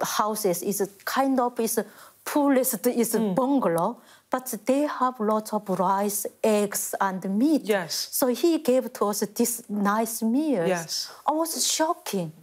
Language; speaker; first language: English; non-native, fluent; Korean